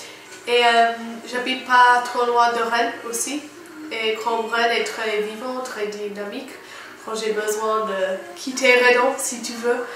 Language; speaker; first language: French; non-native, fluent; English